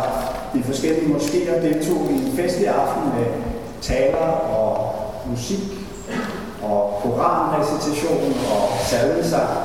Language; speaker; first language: Danish; native; Danish